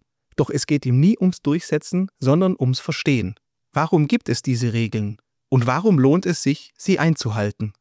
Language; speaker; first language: German; native; German